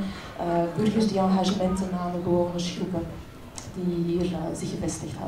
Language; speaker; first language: Dutch; native; Dutch